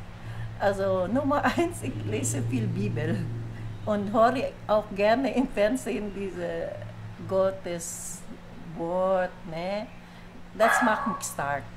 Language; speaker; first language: German; non-native, fluent; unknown